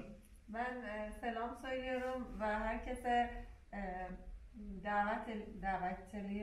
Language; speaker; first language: Turkish; non-native, learner; Persian